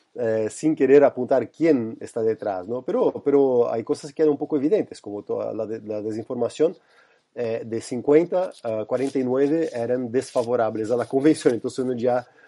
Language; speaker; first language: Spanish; non-native, fluent; Portuguese